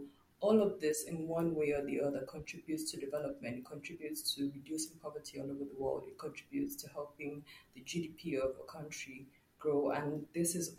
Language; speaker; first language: English; non-native, local second language; Yoruba